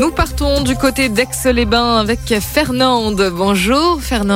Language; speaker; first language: French; native; French